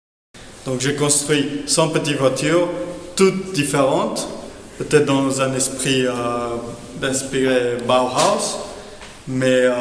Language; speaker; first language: French; non-native, fluent; Spanish